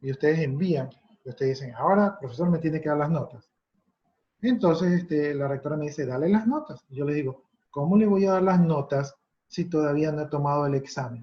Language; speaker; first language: Spanish; native; Spanish